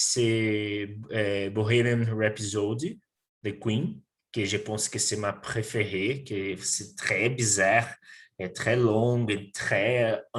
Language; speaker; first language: French; non-native, learner; Portuguese